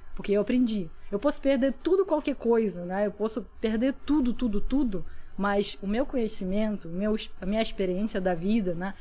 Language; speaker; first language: Portuguese; non-native, fluent; Russian